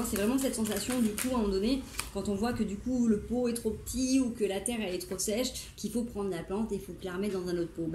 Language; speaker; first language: French; native; French